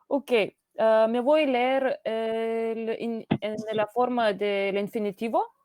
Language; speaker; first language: Spanish; non-native, fluent; Lithuanian